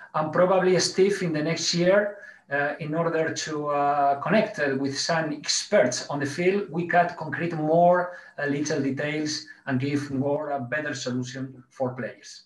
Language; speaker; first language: English; non-native, learner; Spanish